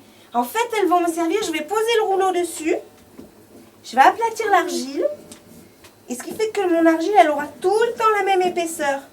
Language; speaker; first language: French; native; French